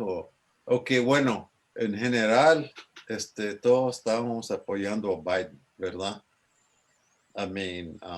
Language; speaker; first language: Spanish; early bilingual, other home language; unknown